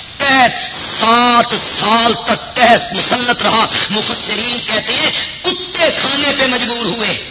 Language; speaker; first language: Urdu; non-native, local second language; Punjabi